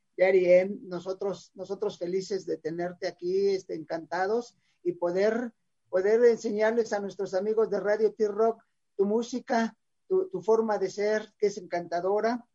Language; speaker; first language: Spanish; native; Spanish